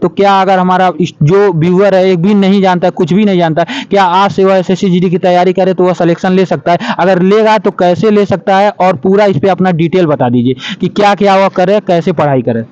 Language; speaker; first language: Hindi; native; Hindi